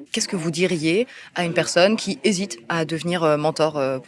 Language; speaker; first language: French; native; French